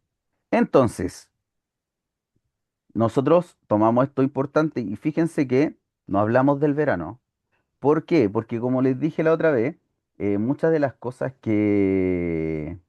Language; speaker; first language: Spanish; native; Spanish